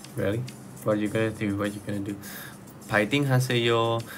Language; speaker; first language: English; non-native, learner; Thai